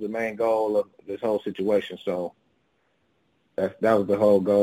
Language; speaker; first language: English; native; English